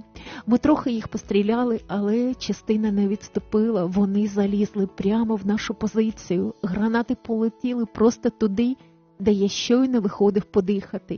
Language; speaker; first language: Ukrainian; native; Ukrainian